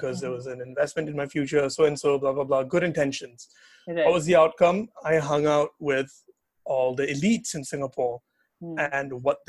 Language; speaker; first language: English; native; English